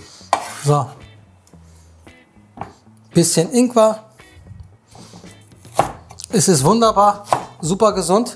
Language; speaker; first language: German; native; German